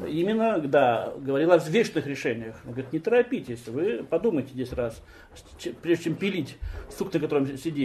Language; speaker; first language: Russian; native; Russian